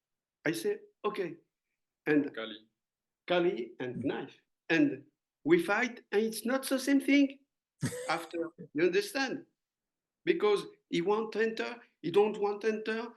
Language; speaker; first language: English; non-native, learner; French